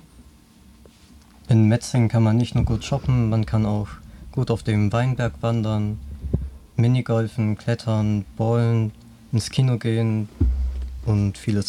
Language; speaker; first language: German; native; German